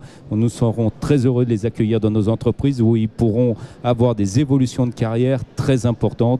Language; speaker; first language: French; native; French